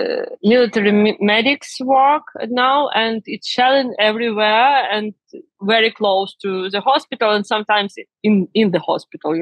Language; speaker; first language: English; non-native, learner; Ukrainian